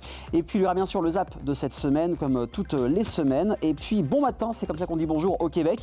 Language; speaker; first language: French; native; French